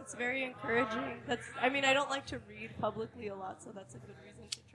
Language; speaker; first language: English; native; English